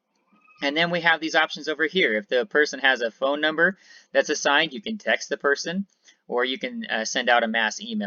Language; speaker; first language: English; native; English